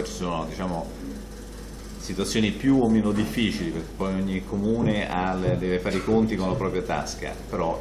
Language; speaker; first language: Italian; native; Italian